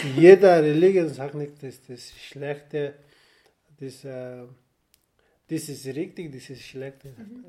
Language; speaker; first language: German; non-native, fluent; Nepali